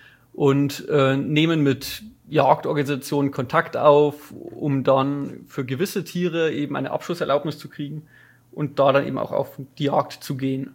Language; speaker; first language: German; native; German